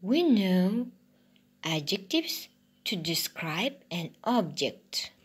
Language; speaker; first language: English; non-native, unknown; Kazakh